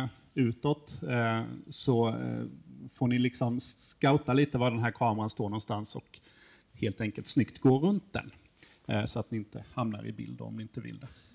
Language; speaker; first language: Swedish; native; Swedish